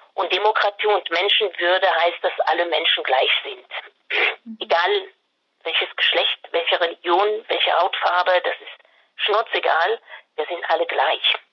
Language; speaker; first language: German; non-native, fluent; French